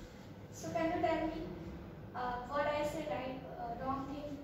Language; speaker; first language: English; non-native, learner; Hindi